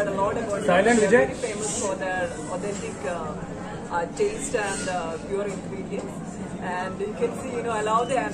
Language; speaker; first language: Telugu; non-native, learner; Malayalam